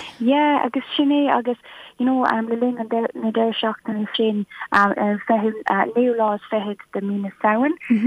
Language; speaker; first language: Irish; non-native, local second language; English